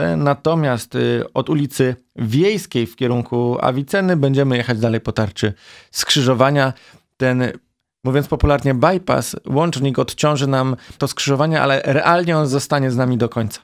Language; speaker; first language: Polish; native; Polish